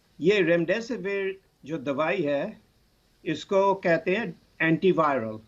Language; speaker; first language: Hindi; non-native, local second language; Bangla